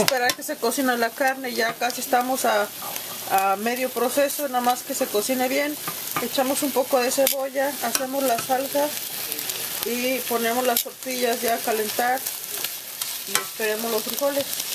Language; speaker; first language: Spanish; native; Spanish